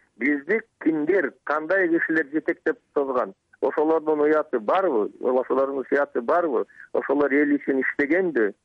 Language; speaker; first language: Kyrgyz; native; Kyrgyz